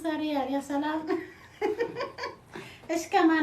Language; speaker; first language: Arabic; non-native, fluent; Amharic